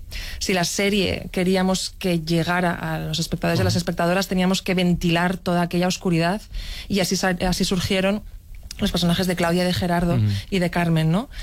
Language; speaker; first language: Spanish; native; Spanish